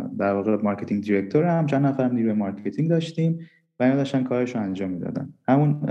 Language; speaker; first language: Persian; non-native, local second language; Armenian